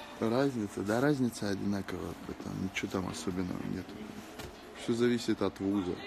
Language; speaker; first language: Russian; native; Russian